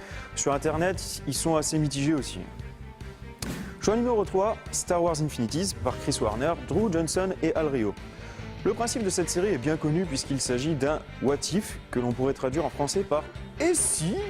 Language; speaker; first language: French; native; French